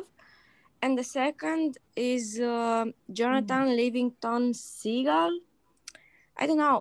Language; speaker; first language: English; non-native, learner; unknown